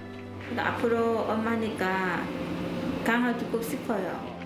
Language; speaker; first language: Korean; non-native, learner; Vietnamese